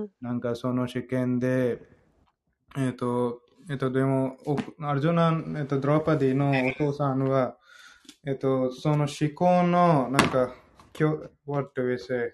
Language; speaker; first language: Japanese; non-native, learner; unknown